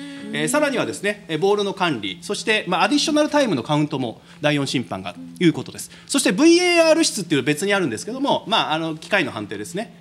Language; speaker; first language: Japanese; native; Japanese